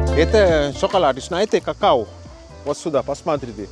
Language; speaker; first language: Russian; non-native, learner; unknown